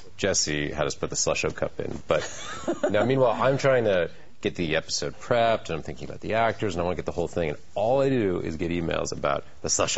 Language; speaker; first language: English; native; English